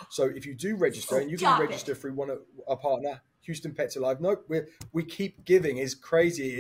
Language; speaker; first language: English; native; English